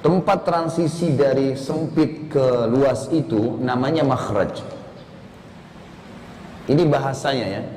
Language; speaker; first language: Indonesian; native; Indonesian